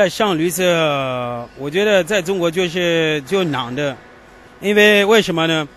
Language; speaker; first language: Chinese; non-native, learner; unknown